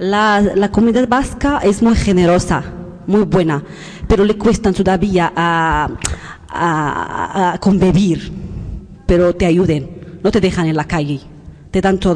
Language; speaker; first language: Spanish; non-native, learner; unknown